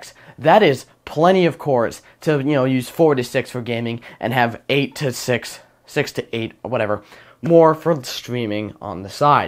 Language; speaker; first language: English; native; English